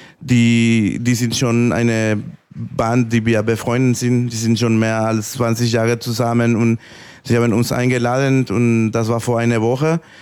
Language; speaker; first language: German; non-native, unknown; Spanish